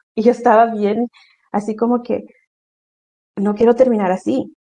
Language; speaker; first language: Spanish; early bilingual, heritage; Spanish